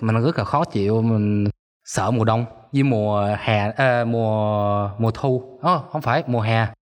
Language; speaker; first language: Vietnamese; early bilingual, other home language; German